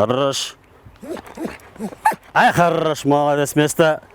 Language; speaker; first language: Russian; non-native, local second language; Kyrgyz